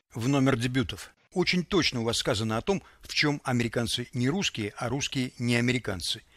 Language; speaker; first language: Russian; native; Russian